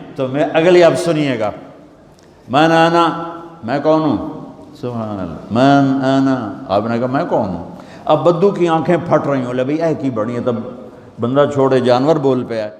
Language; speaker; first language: Urdu; non-native, local second language; Punjabi